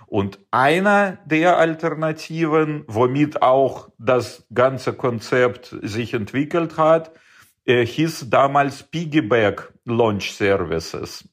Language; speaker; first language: German; non-native, fluent; Russian